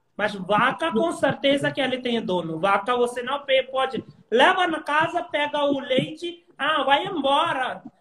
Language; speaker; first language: Portuguese; non-native, learner; Hindi